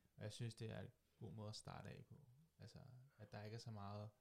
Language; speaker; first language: Danish; early bilingual, other home language; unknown